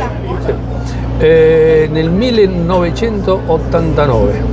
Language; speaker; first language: Italian; early bilingual, heritage; Spanish